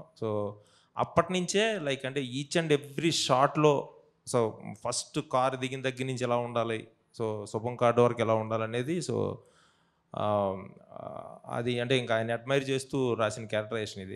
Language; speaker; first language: Telugu; native; Telugu